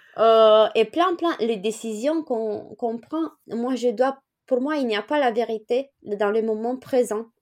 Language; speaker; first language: French; non-native, fluent; Romanian